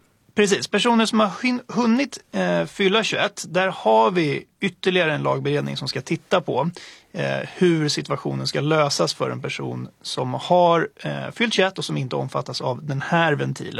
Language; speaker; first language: Swedish; native; Swedish